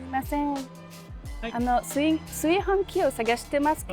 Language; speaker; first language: Japanese; non-native, learner; French